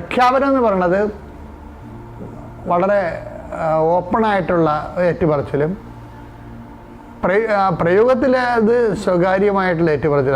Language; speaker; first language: Malayalam; native; Malayalam